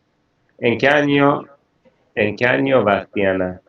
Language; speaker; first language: Spanish; non-native, fluent; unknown